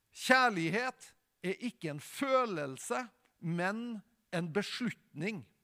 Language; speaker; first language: Norwegian; native; Norwegian